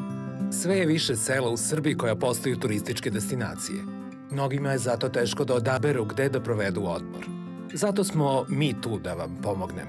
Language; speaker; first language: Serbian; native; Serbian